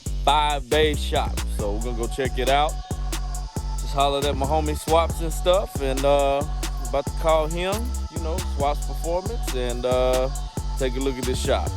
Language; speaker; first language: English; native; English